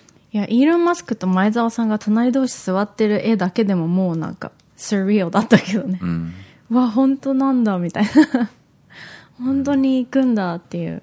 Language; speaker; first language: Japanese; early bilingual, heritage; Japanese